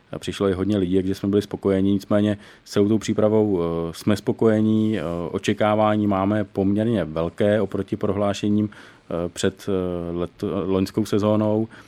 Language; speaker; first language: Czech; native; Czech